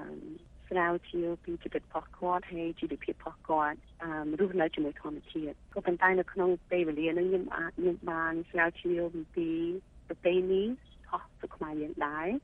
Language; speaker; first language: Khmer; early bilingual, heritage; Khmer